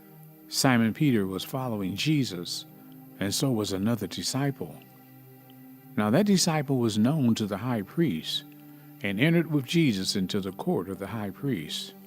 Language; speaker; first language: English; native; English